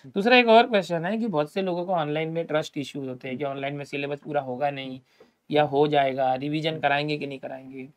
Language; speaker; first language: Hindi; non-native, local second language; Marathi